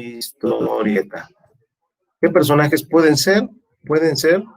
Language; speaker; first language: Spanish; native; Spanish